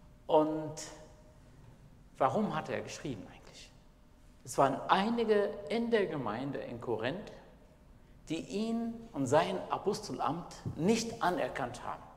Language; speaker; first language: German; non-native, fluent; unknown